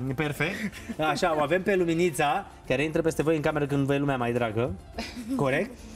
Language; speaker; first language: Romanian; native; Romanian